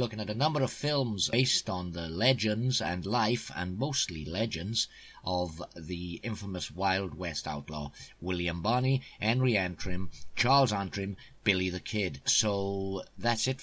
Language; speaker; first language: English; native; English